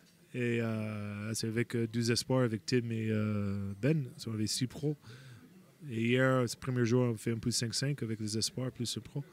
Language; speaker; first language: French; non-native, fluent; English